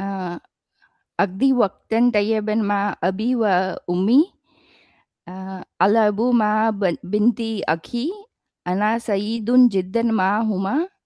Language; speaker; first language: Arabic; non-native, learner; Hindi